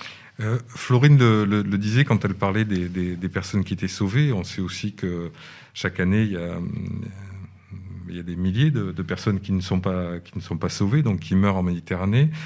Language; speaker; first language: French; native; French